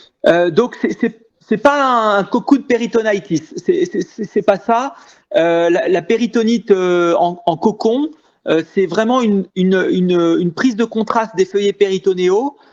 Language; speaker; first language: French; native; French